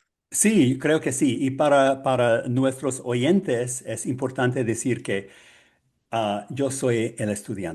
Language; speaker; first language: Spanish; non-native, learner; English